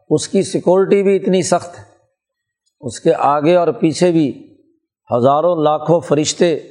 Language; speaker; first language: Urdu; non-native, local second language; Punjabi